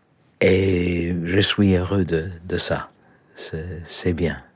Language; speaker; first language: French; non-native, learner; Polish